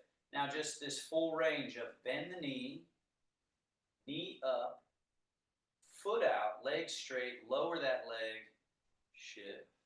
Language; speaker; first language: English; native; English